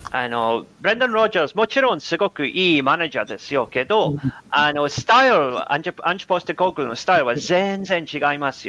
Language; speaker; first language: Japanese; non-native, learner; English